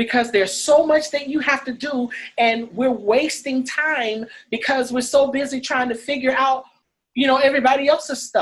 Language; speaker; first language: English; native; English